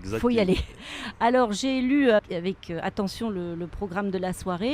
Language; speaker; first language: French; native; French